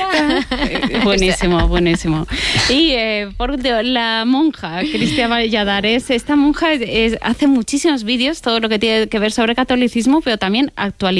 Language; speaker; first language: Spanish; native; Spanish